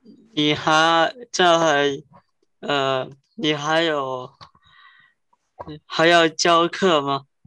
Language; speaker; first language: Chinese; early bilingual, heritage; Cantonese